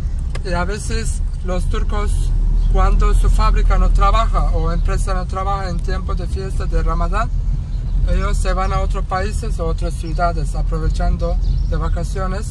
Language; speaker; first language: Spanish; non-native, fluent; Turkish